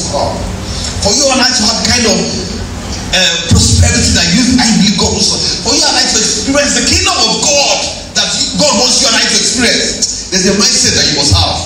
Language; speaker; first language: English; non-native, local second language; Yoruba